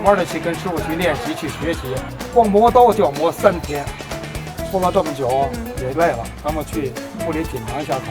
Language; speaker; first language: Chinese; native; Chinese